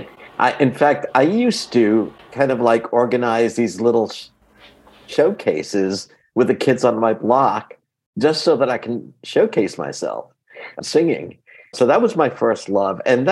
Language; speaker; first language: English; early bilingual, other home language; Greek